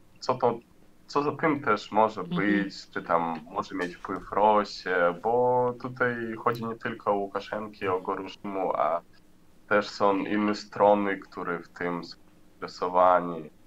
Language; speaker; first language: Polish; non-native, learner; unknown